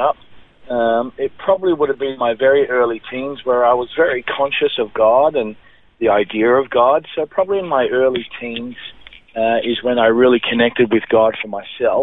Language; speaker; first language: English; native; English